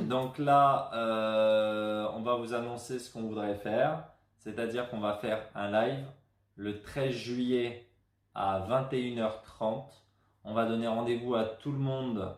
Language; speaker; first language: French; native; French